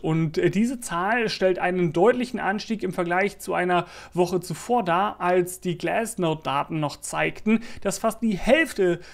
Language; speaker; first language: German; native; German